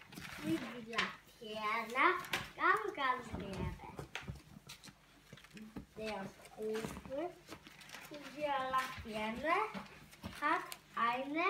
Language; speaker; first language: German; non-native, learner; Hungarian